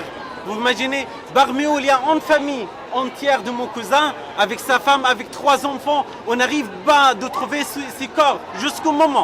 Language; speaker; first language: French; non-native, fluent; Arabic